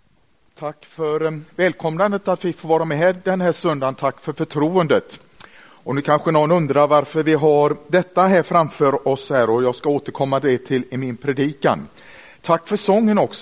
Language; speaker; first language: Swedish; native; Swedish